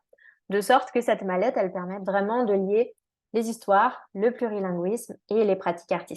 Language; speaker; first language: French; native; French